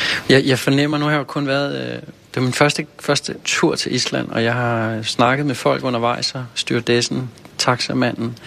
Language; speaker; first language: Danish; native; Danish